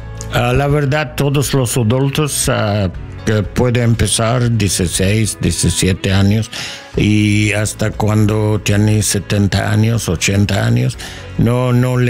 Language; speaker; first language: Spanish; non-native, learner; English